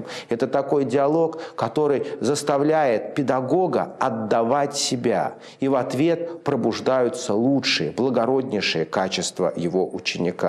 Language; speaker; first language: Russian; native; Russian